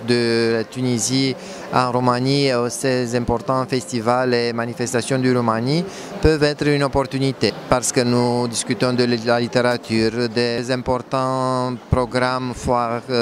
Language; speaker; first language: French; non-native, fluent; Romanian